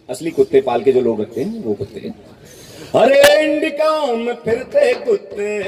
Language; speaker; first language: Hindi; native; Hindi